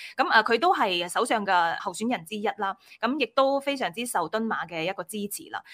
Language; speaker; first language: Cantonese; native; Cantonese